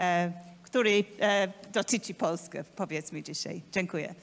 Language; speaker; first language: Polish; non-native, learner; English